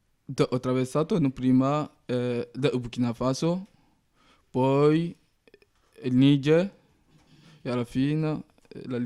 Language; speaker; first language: Italian; non-native, learner; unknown